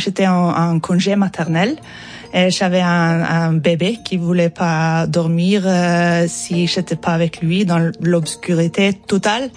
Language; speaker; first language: French; non-native, fluent; Norwegian